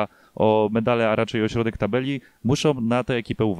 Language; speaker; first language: Polish; native; Polish